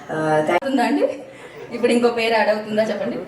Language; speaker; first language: Telugu; native; Telugu